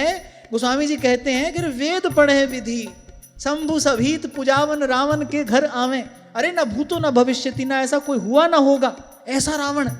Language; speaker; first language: Hindi; native; Hindi